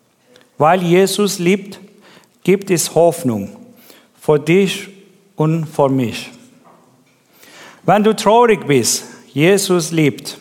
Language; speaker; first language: German; non-native, learner; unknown